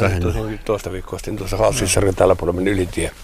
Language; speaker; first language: Finnish; native; Finnish